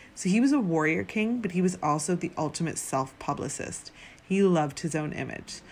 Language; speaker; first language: English; native; English